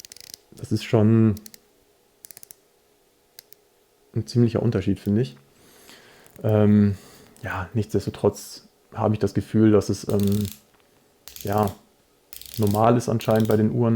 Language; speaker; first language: German; native; German